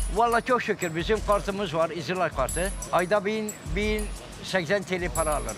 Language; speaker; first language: Turkish; non-native, fluent; Arabic